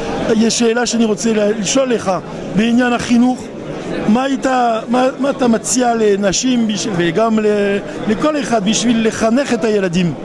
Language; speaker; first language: Hebrew; non-native, learner; French